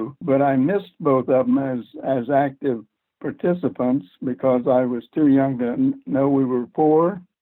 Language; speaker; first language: English; native; English